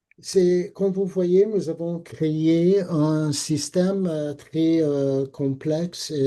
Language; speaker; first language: French; non-native, fluent; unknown